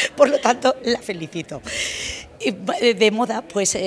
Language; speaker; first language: Spanish; native; Spanish